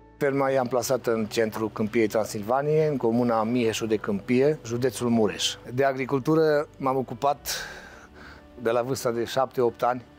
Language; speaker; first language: Romanian; native; Romanian